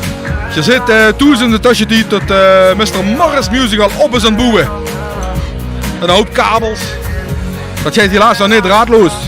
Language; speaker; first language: Dutch; native; Dutch